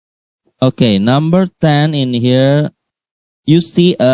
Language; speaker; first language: English; non-native, learner; Indonesian